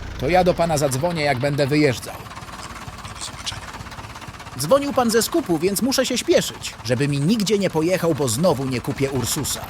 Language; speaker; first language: Polish; native; Polish